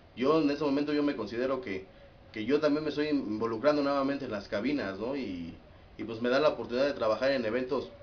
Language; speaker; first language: Spanish; native; Spanish